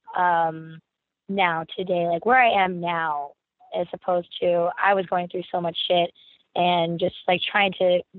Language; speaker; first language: English; native; English